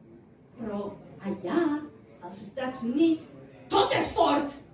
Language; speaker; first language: Catalan; non-native, fluent; English